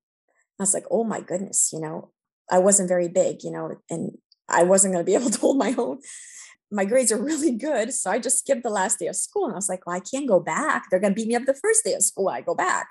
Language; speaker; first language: English; early bilingual, other home language; Romanian